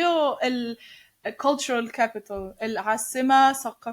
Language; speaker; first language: Arabic; non-native, learner; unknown